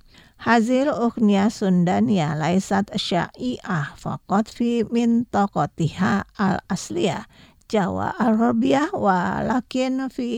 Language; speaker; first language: Arabic; non-native, fluent; Indonesian